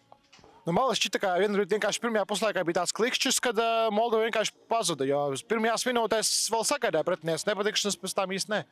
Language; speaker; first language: Latvian; native; Latvian